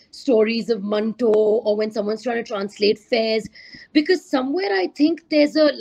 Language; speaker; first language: English; non-native, local second language; Urdu